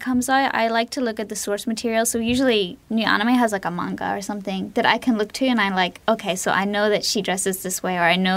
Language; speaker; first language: English; native; English